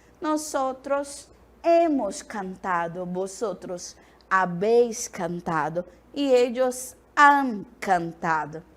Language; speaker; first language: Spanish; non-native, fluent; Portuguese